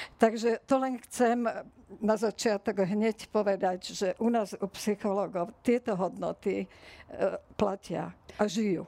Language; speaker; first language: Slovak; native; Slovak